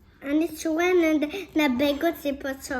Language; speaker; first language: Korean; early bilingual, heritage; Korean